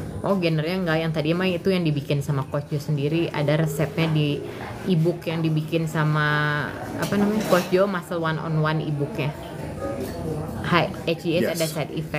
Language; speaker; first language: Indonesian; native; Indonesian